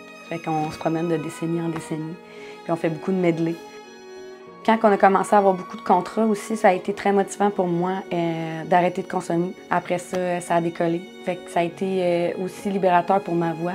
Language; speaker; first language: French; native; French